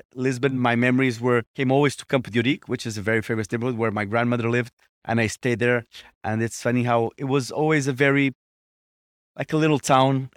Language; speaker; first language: English; non-native, fluent; Portuguese